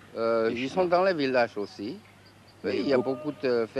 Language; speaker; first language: French; non-native, fluent; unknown